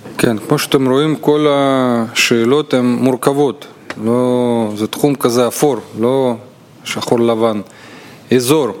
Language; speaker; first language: Hebrew; non-native, fluent; Russian